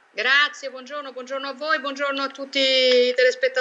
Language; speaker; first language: Italian; native; Italian